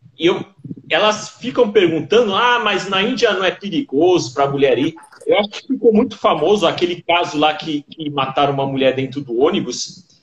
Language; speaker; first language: Portuguese; native; Portuguese